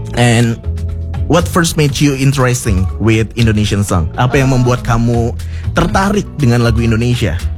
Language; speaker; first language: Indonesian; native; Indonesian